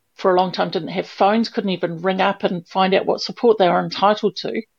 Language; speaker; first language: English; native; English